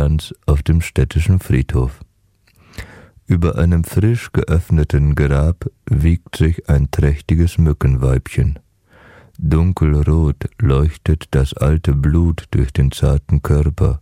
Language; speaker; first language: German; native; German